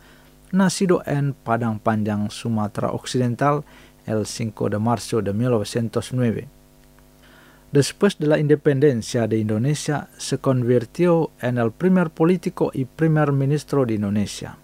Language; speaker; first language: Spanish; non-native, fluent; Indonesian